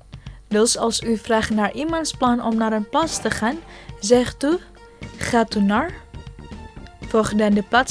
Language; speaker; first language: Dutch; non-native, fluent; Indonesian